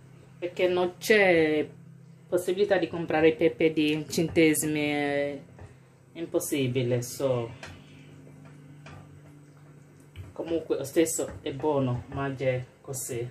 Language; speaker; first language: Italian; non-native, learner; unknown